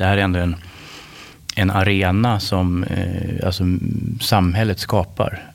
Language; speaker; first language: Swedish; native; Swedish